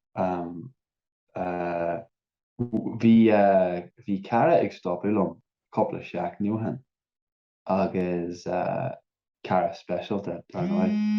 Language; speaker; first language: Irish; non-native, local second language; English